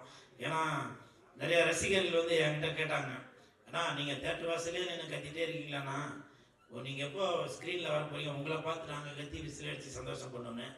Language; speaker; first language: Tamil; native; Tamil